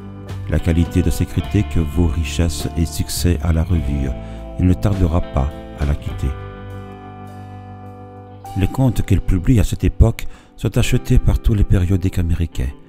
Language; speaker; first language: French; native; French